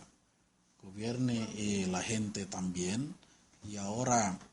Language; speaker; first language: Spanish; non-native, learner; Indonesian